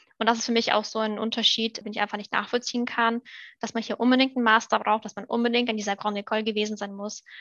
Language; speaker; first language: German; early bilingual, other home language; Russian